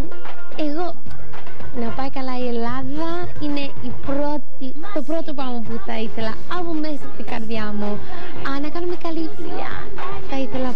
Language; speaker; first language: Greek; early bilingual, heritage; English